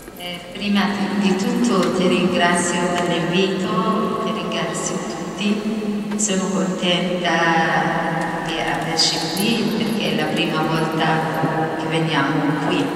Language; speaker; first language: Italian; non-native, fluent; Arabic